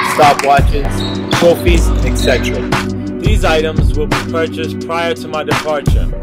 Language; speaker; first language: English; native; English